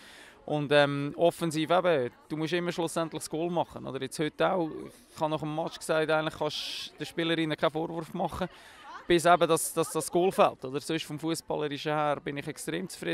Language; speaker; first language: German; native; German